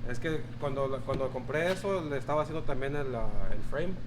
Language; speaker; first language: Spanish; early bilingual, heritage; Spanish